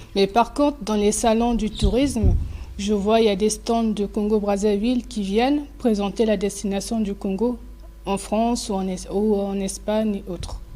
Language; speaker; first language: French; early bilingual, other home language; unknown